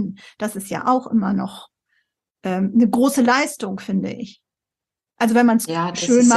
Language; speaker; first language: German; native; German